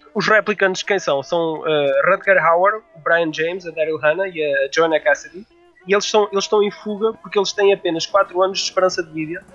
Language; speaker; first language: Portuguese; native; Portuguese